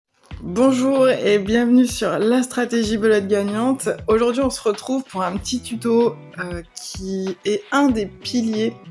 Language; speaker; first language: French; native; French